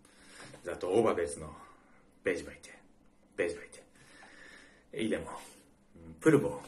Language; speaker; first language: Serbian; non-native, learner; Japanese